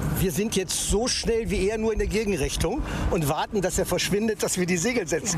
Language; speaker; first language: German; native; German